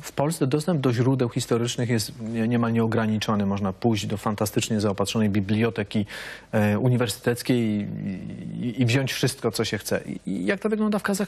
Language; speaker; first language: Polish; native; Polish